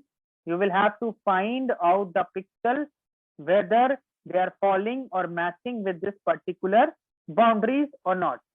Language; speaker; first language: English; non-native, local second language; Hindi